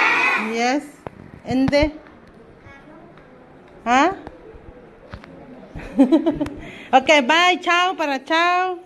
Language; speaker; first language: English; non-native, learner; Spanish